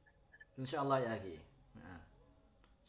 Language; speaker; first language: Arabic; non-native, learner; Indonesian